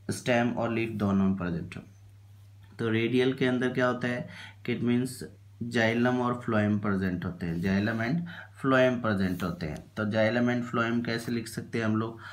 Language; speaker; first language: Hindi; native; Hindi